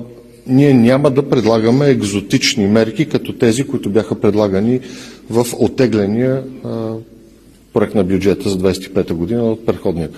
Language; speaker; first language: Bulgarian; native; Bulgarian